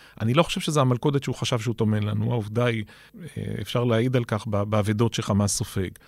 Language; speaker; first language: Hebrew; native; Hebrew